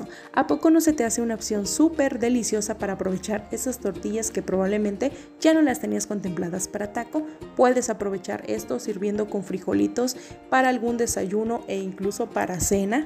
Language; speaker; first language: Spanish; native; Spanish